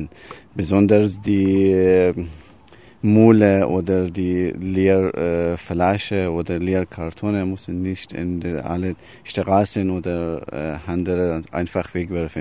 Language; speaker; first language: German; non-native, learner; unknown